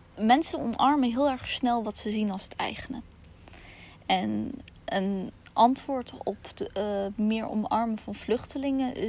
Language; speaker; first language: Dutch; early bilingual, other home language; Russian